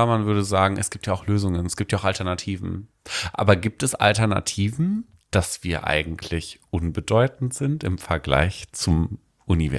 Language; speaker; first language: German; native; German